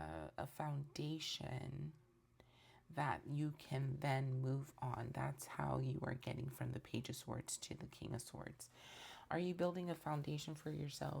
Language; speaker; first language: English; native; English